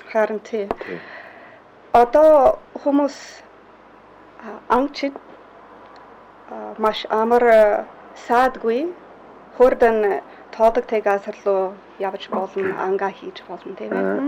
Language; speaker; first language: Mongolian; non-native, fluent; English